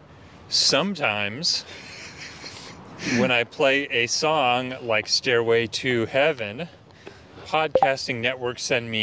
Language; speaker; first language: English; native; English